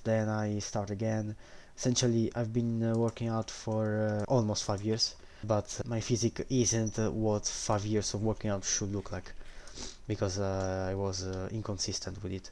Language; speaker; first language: English; non-native, fluent; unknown